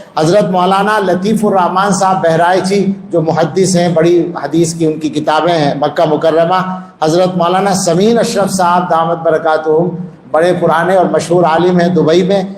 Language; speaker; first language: Urdu; non-native, local second language; Punjabi